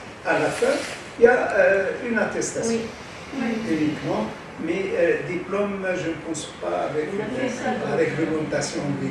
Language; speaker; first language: French; non-native, local second language; Arabic